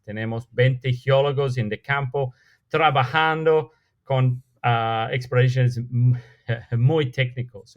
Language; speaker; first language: Spanish; non-native, fluent; English